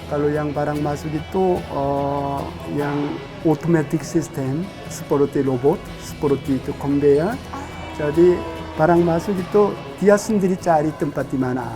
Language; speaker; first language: Indonesian; non-native, learner; Korean